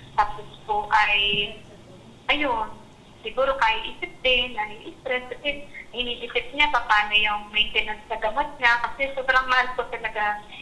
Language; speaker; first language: Filipino; native; Filipino